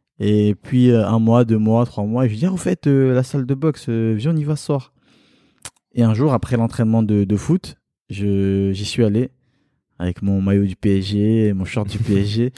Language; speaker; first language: French; early bilingual, other home language; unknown